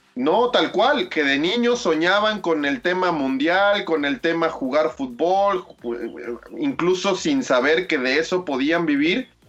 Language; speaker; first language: Spanish; native; Spanish